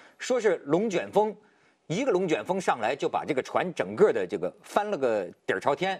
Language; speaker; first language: Chinese; native; Chinese